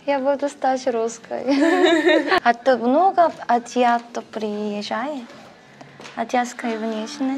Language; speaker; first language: Russian; non-native, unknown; Korean